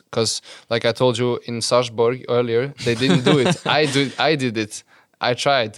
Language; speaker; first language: English; non-native, fluent; Norwegian